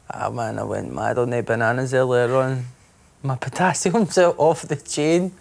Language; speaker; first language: English; native; English